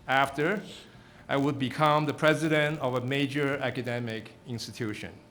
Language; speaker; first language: English; non-native, fluent; Chinese